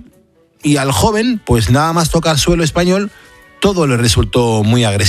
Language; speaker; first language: Spanish; native; Spanish